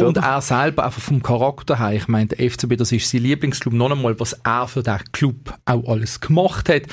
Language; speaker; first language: German; native; German